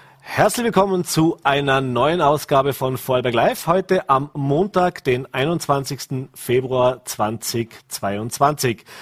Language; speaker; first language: German; native; German